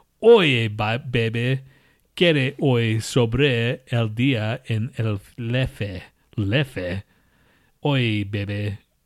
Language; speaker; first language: Spanish; non-native, learner; English